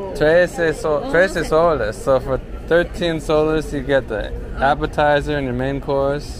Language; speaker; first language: English; native; English